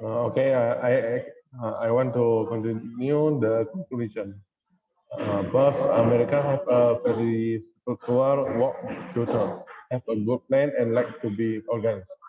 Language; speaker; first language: English; non-native, learner; Indonesian